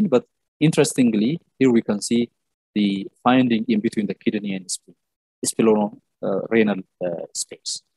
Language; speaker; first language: English; non-native, local second language; Amharic